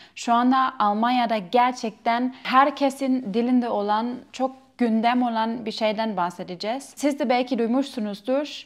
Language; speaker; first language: Turkish; non-native, fluent; German